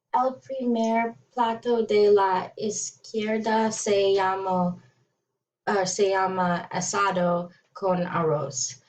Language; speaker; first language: Spanish; non-native, learner; English